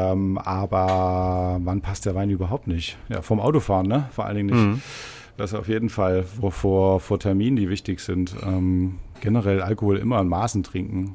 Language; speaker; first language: German; native; German